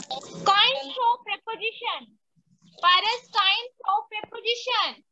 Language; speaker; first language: English; non-native, local second language; Hindi